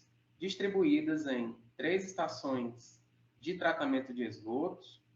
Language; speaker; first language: Portuguese; native; Portuguese